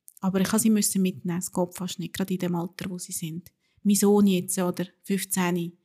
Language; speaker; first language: German; early bilingual, other home language; Spanish